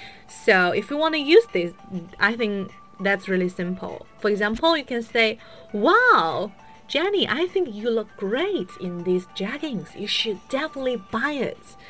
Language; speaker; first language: English; non-native, fluent; Chinese